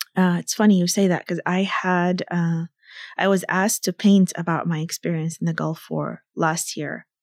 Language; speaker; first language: English; early bilingual, other home language; Arabic